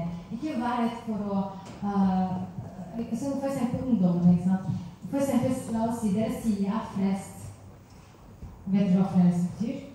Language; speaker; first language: Norwegian; non-native, fluent; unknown